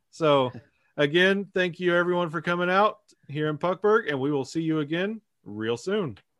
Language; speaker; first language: English; native; English